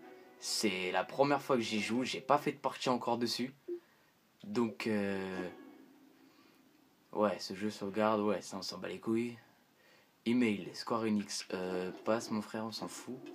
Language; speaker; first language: French; native; French